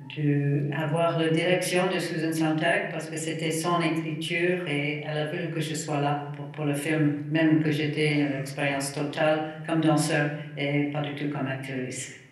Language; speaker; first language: French; non-native, fluent; English